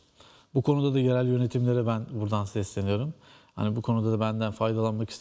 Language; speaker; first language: Turkish; native; Turkish